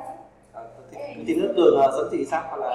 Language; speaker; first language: Chinese; non-native, fluent; Vietnamese